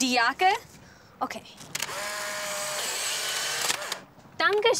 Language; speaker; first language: German; non-native, learner; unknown